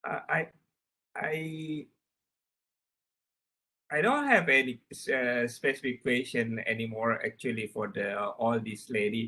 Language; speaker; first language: English; non-native, learner; Indonesian